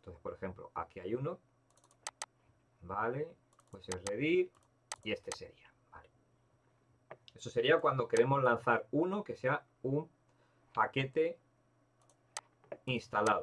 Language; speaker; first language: Spanish; native; Spanish